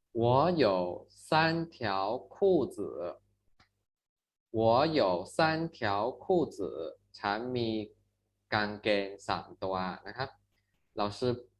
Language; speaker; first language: Chinese; non-native, fluent; Thai